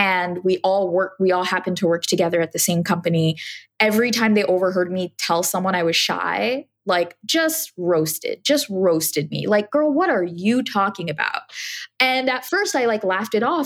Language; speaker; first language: English; native; English